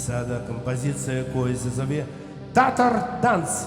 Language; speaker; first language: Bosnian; non-native, learner; Russian